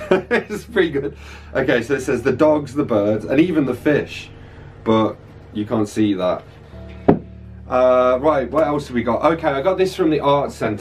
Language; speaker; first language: English; native; English